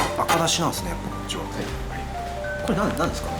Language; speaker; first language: Japanese; native; Japanese